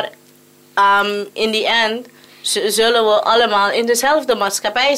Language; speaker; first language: Dutch; non-native, local second language; Papiamento